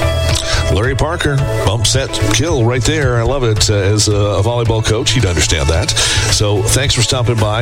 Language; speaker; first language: English; native; English